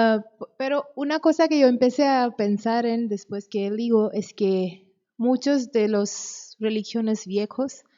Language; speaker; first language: Spanish; non-native, fluent; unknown